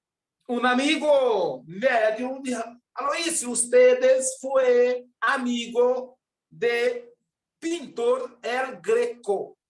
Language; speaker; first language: Spanish; non-native, learner; Portuguese